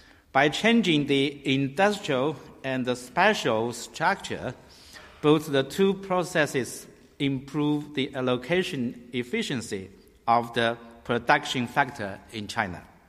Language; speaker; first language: English; non-native, learner; Chinese